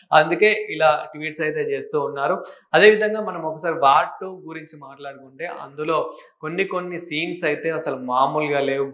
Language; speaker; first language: Telugu; native; Telugu